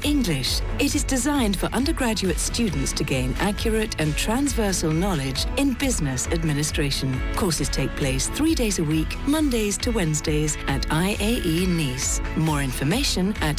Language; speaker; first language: English; native; English